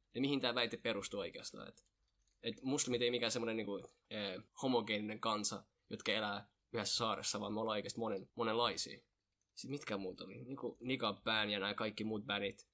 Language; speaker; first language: Finnish; early bilingual, other home language; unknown